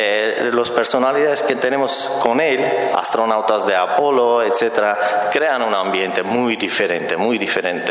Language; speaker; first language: Spanish; non-native, fluent; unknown